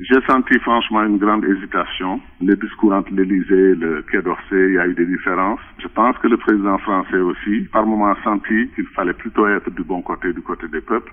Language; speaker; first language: French; non-native, local second language; Wolof